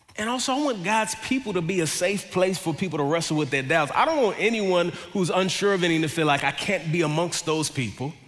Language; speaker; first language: English; native; English